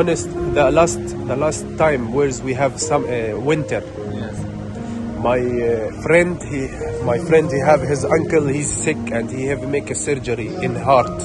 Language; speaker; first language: English; non-native, learner; Arabic